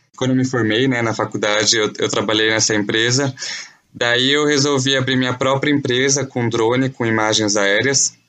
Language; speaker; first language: Portuguese; native; Portuguese